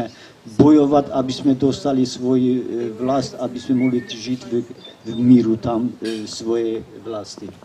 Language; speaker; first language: Czech; non-native, learner; Kurdish